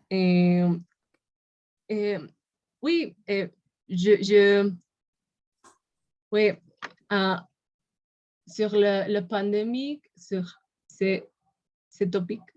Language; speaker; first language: French; non-native, learner; Spanish